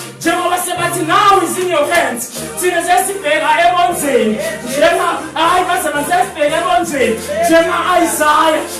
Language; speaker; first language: Zulu; non-native, local second language; Swati